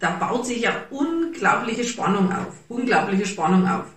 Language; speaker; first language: German; native; German